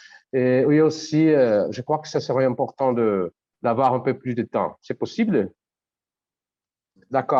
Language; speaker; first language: French; non-native, fluent; Portuguese